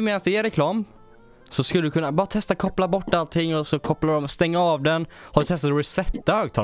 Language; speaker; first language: Swedish; native; Swedish